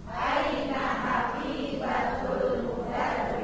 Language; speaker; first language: Arabic; non-native, learner; Indonesian